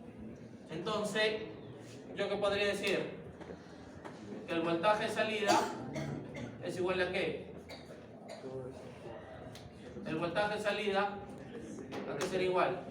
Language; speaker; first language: Spanish; native; Spanish